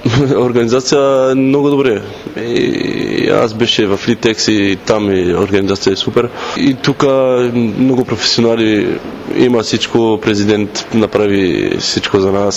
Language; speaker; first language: Bulgarian; non-native, learner; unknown